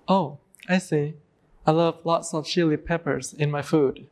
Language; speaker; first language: English; non-native, learner; Thai